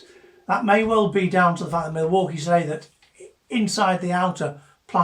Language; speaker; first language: English; native; English